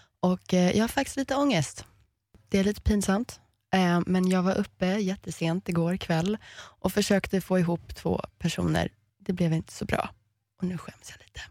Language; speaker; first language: Swedish; early bilingual, heritage; Swedish